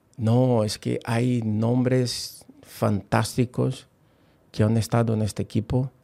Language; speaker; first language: Spanish; non-native, fluent; Portuguese